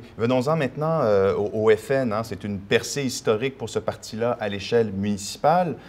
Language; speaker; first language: French; native; French